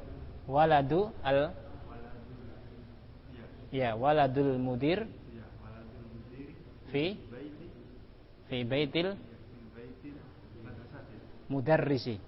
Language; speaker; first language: Arabic; non-native, fluent; Indonesian